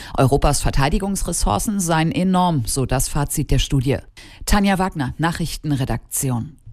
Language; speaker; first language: German; native; German